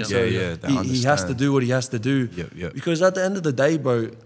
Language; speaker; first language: English; native; English